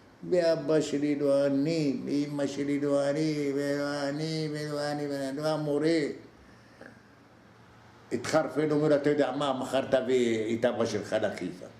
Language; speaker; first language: Hebrew; non-native, fluent; Arabic